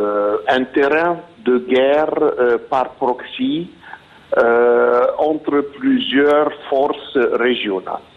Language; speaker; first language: French; non-native, fluent; Arabic